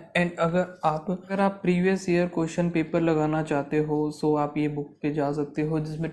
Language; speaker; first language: Hindi; native; Hindi